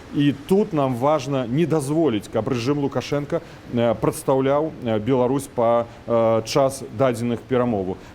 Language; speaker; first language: Belarusian; native; Belarusian